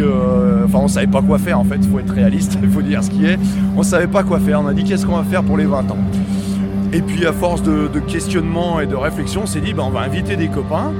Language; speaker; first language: French; native; French